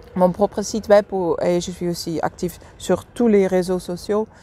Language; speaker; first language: French; non-native, fluent; Dutch